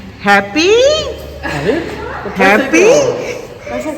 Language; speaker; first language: English; non-native, learner; Bangla